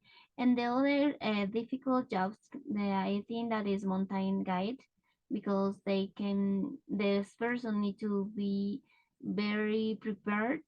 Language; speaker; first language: English; non-native, learner; Spanish